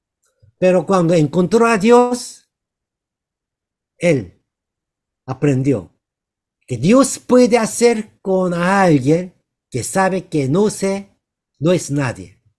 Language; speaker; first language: Spanish; non-native, learner; Korean